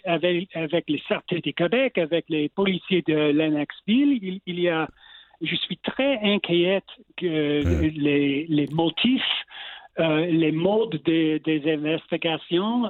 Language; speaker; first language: French; non-native, local second language; English